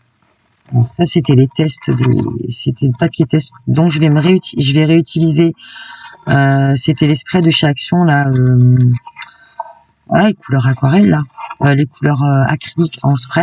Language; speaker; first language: French; native; French